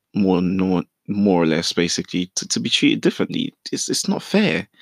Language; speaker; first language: English; early bilingual, other home language; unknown